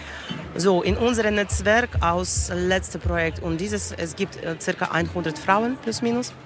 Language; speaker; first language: German; non-native, learner; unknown